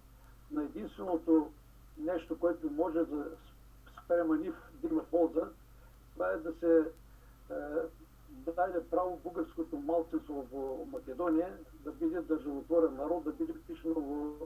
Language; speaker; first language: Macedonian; early bilingual, heritage; Macedonian